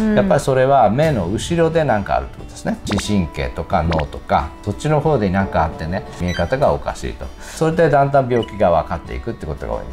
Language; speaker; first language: Japanese; native; Japanese